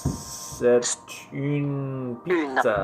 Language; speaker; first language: French; non-native, learner; English